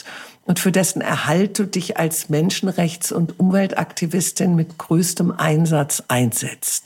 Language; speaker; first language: German; native; German